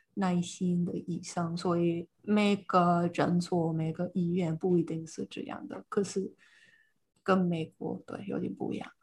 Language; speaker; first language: Chinese; non-native, fluent; English